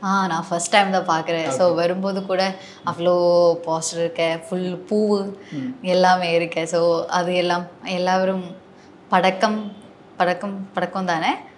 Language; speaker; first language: Tamil; non-native, learner; Malayalam